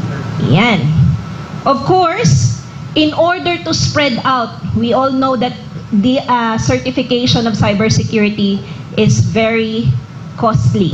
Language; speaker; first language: English; non-native, local second language; Filipino